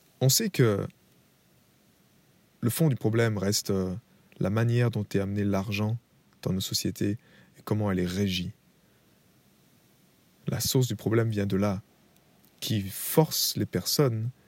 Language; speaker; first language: French; native; French